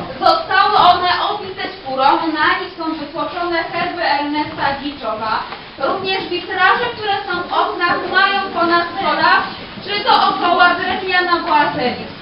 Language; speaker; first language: Polish; native; Polish